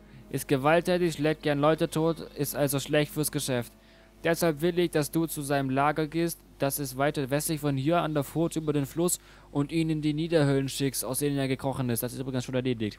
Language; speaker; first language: German; native; German